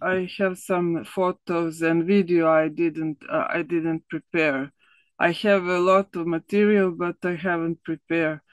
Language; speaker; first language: English; non-native, learner; Serbian